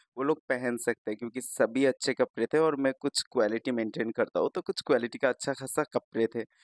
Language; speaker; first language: Hindi; non-native, local second language; Bangla